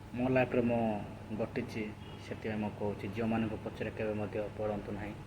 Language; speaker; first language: Odia; non-native, local second language; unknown